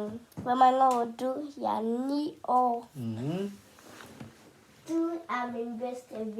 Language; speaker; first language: Danish; early bilingual, other home language; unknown